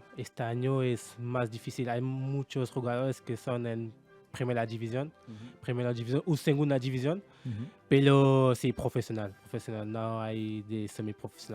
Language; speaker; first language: Spanish; non-native, learner; French